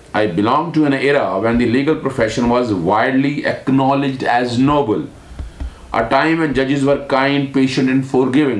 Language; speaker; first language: English; non-native, local second language; Urdu